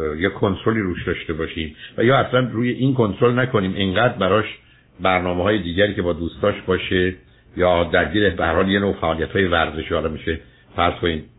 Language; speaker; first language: Persian; native; Persian